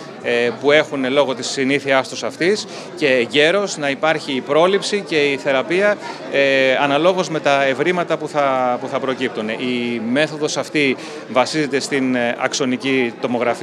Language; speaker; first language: Greek; native; Greek